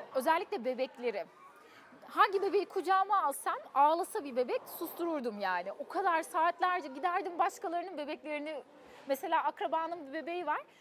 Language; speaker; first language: Turkish; early bilingual, heritage; Turkish